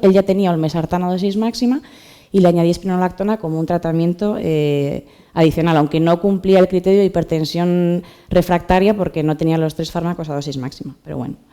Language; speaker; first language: Spanish; native; Spanish